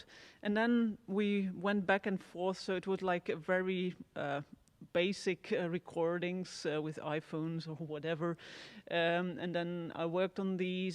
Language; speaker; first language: English; non-native, fluent; Dutch